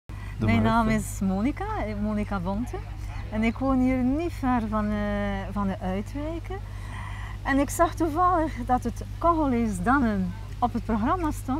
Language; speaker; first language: Dutch; early bilingual, other home language; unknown